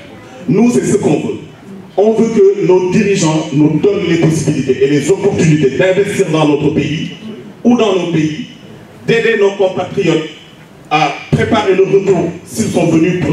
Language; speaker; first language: French; non-native, local second language; Wolof